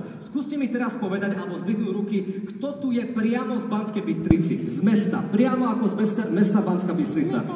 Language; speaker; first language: Slovak; native; Slovak